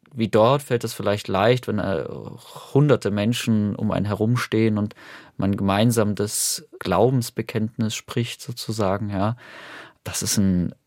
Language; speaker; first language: German; native; German